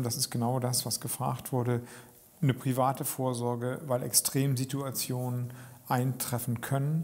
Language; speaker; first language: German; native; German